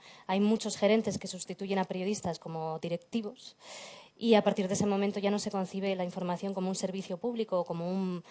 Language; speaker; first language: Spanish; native; Spanish